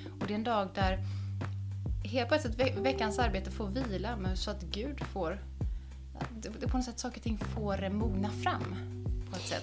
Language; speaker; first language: Swedish; native; Swedish